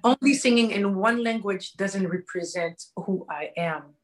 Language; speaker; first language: English; non-native, fluent; French